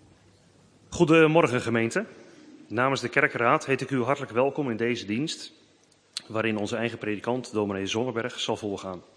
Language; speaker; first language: Dutch; native; Dutch